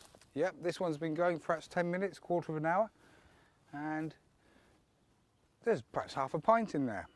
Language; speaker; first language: English; native; English